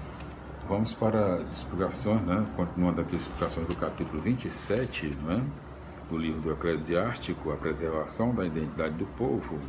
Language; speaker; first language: Portuguese; native; Portuguese